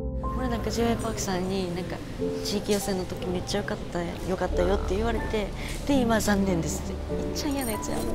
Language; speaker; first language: Japanese; native; Japanese